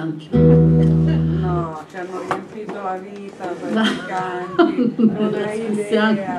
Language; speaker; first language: Italian; native; Italian